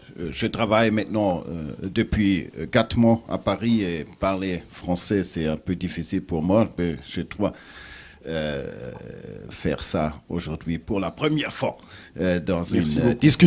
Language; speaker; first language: French; non-native, learner; German